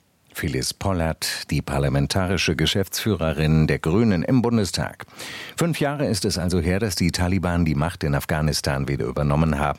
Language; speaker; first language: German; native; German